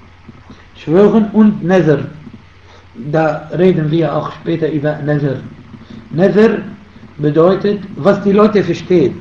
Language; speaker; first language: German; non-native, fluent; Arabic